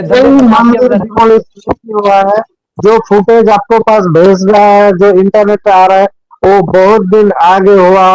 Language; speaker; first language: Hindi; non-native, fluent; Bangla